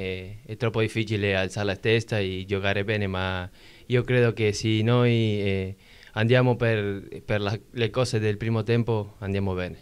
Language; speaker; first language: Italian; non-native, learner; Spanish